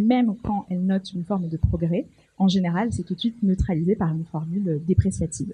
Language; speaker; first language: French; native; French